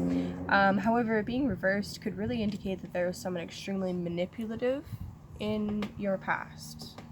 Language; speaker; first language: English; native; English